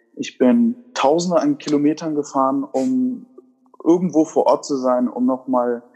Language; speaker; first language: German; native; German